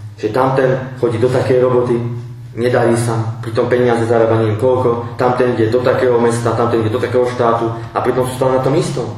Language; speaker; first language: Slovak; non-native, local second language; Romany